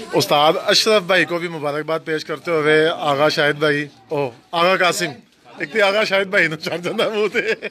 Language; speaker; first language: Urdu; non-native, local second language; Punjabi